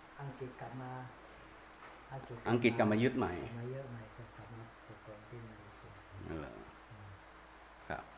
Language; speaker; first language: Thai; native; Thai